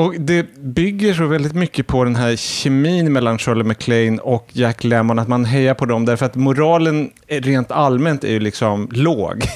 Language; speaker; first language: Swedish; native; Swedish